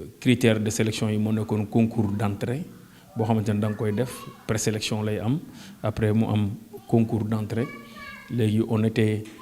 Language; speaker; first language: Wolof; native; Wolof